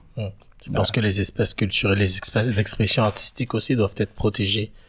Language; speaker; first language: French; native; French